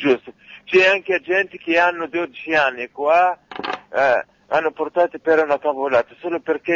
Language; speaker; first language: Italian; non-native, local second language; Arabic